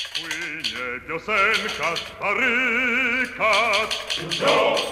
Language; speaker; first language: Polish; native; Polish